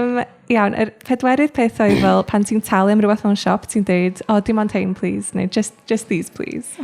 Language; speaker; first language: Welsh; native; Welsh